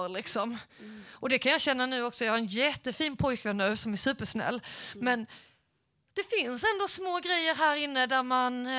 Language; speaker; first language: Swedish; native; Swedish